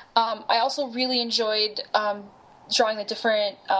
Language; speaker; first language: English; native; English